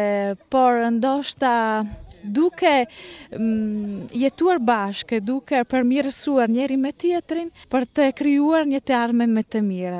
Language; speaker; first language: Albanian; non-native, learner; Italian